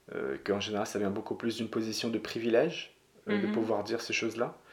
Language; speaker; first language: French; non-native, local second language; Arabic